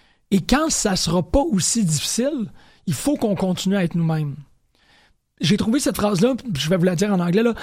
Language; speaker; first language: French; native; French